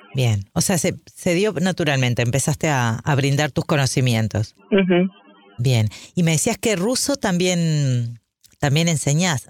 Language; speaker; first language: Spanish; native; Spanish